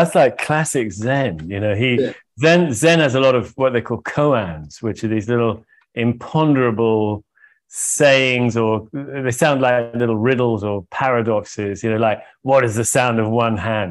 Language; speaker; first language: English; native; English